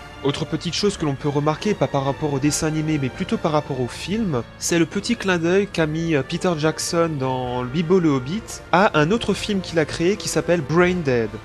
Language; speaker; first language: French; native; French